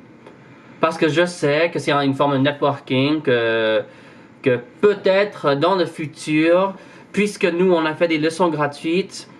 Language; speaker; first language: French; non-native, fluent; English